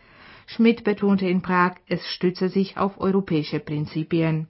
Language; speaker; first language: German; non-native, fluent; Czech